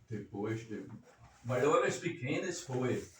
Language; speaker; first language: Portuguese; non-native, learner; German